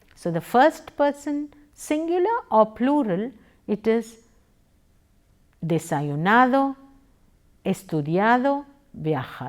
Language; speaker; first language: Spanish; non-native, fluent; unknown